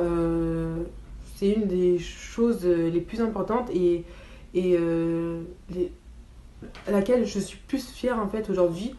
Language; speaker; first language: French; early bilingual, other home language; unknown